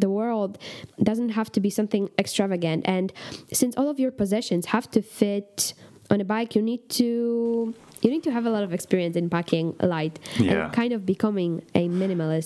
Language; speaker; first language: English; non-native, fluent; Polish